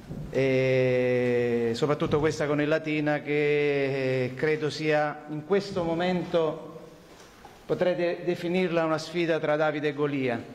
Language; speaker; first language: Italian; native; Italian